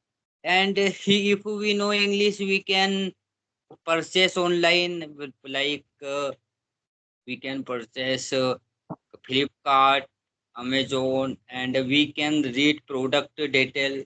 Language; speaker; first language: English; non-native, learner; Hindi